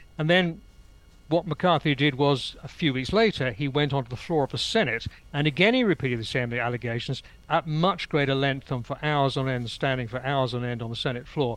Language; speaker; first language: English; native; English